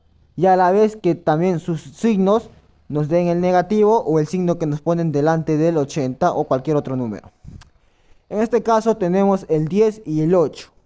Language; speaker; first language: Spanish; native; Spanish